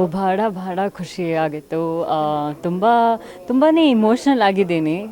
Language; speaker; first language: Kannada; non-native, learner; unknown